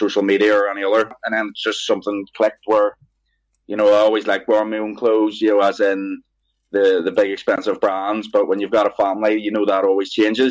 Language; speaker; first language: English; native; English